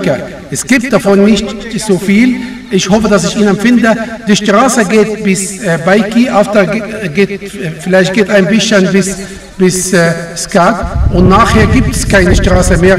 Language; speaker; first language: German; non-native, fluent; Arabic